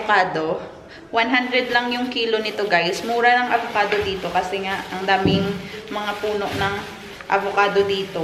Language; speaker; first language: Filipino; non-native, local second language; Hiligaynon